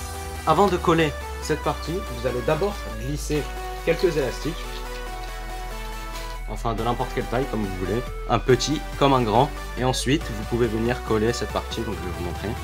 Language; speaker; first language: French; native; French